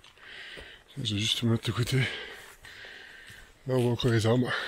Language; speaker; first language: French; native; French